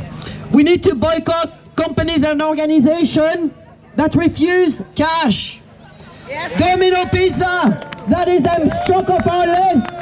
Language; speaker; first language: English; non-native, fluent; French